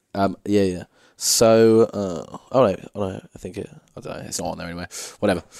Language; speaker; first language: English; native; English